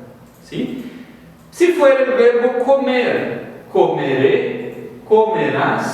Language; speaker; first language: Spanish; non-native, fluent; Portuguese